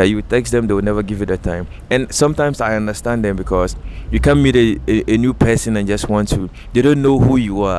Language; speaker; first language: English; native; English